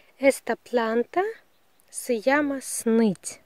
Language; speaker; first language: Spanish; non-native, learner; Russian